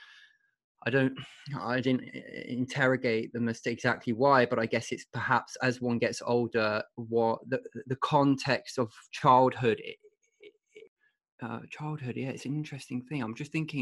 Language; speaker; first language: English; native; English